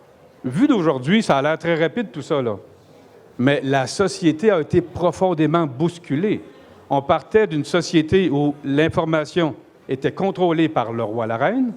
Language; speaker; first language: French; native; French